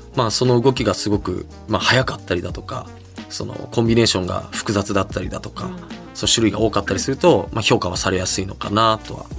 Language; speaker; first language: Japanese; native; Japanese